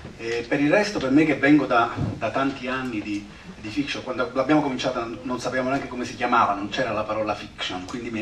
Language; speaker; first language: Italian; native; Italian